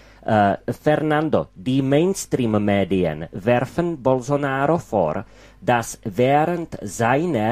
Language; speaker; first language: German; non-native, fluent; Czech